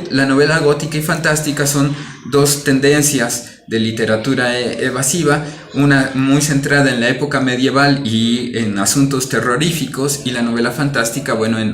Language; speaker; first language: Spanish; native; Spanish